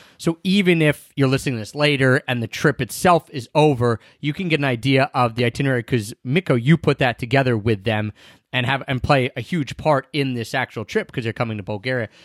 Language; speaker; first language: English; native; English